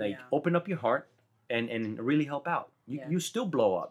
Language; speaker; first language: English; non-native, fluent; Spanish